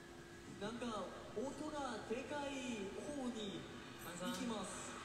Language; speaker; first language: Japanese; non-native, learner; Korean